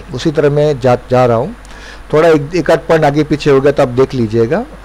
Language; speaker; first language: Hindi; non-native, local second language; Gujarati